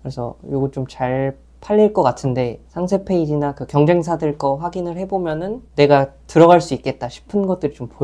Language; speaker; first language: Korean; native; Korean